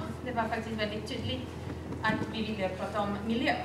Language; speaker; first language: Swedish; non-native, fluent; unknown